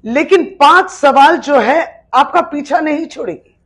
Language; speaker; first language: Hindi; non-native, local second language; Bangla